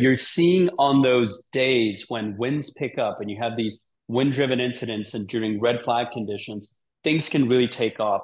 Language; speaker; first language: English; native; English